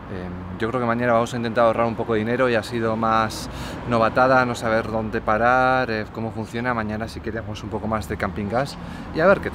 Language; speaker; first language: Spanish; native; Spanish